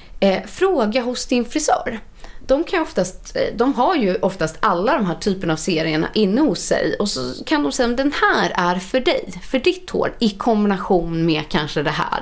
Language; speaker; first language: Swedish; native; Swedish